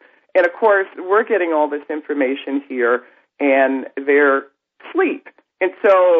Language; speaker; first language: English; native; English